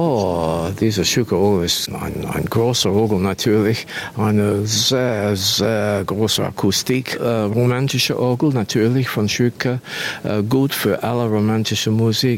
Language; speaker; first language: German; non-native, learner; English